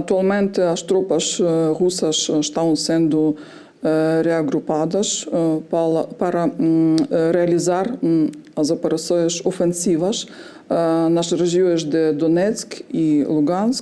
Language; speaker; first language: Portuguese; non-native, fluent; Ukrainian